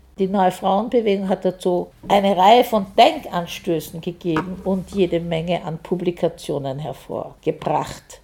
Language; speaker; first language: German; native; German